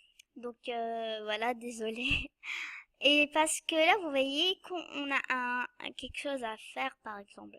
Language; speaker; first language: French; non-native, local second language; Arabic